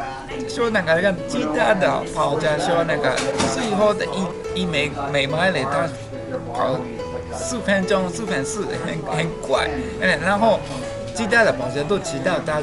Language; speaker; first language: Chinese; non-native, learner; Japanese